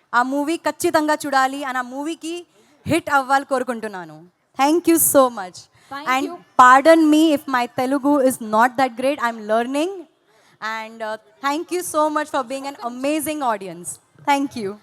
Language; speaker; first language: Telugu; non-native, fluent; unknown